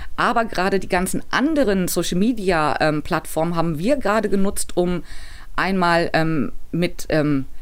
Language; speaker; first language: German; native; German